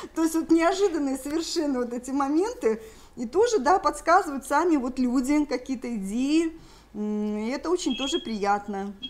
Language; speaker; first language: Russian; native; Russian